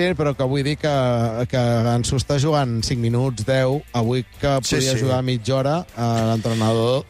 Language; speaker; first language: Catalan; native; Catalan